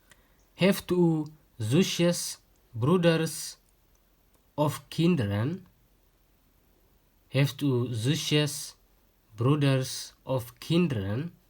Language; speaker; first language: Dutch; non-native, learner; Tigrinya